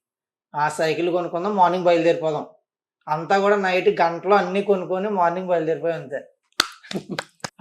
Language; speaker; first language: Telugu; native; Telugu